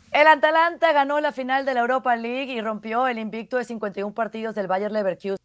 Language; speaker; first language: Spanish; native; Spanish